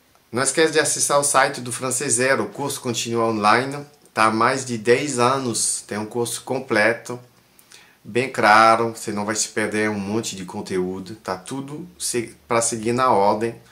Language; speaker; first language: Portuguese; non-native, fluent; French